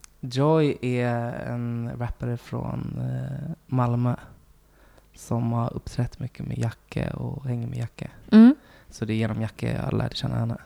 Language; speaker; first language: Swedish; native; Swedish